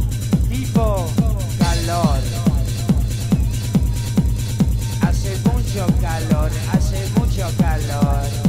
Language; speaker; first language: Spanish; non-native, learner; Italian